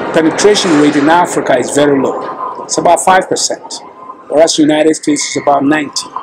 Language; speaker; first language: English; non-native, local second language; Akan